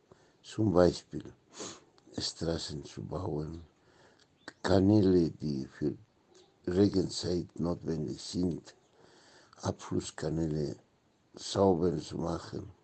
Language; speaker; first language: German; non-native, fluent; Spanish